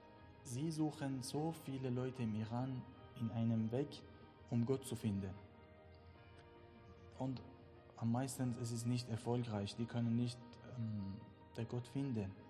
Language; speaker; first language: German; non-native, learner; Persian